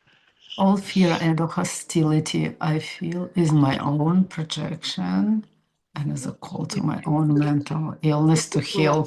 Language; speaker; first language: English; non-native, fluent; Russian